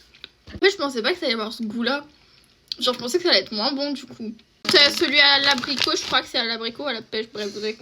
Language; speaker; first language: French; native; French